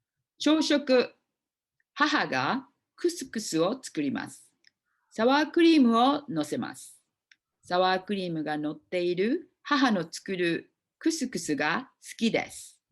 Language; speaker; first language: Japanese; non-native, fluent; English